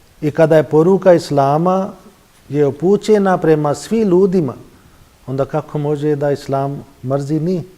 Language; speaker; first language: Bosnian; non-native, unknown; Urdu